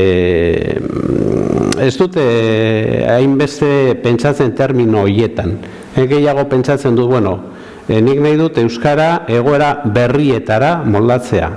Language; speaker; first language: Basque; native; Basque